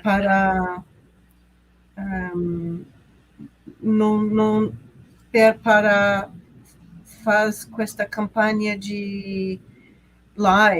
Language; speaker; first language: Portuguese; non-native, learner; English